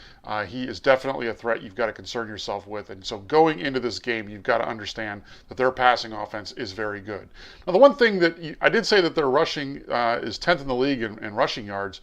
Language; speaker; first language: English; native; English